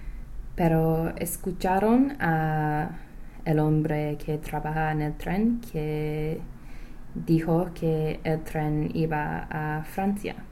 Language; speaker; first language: Spanish; non-native, learner; English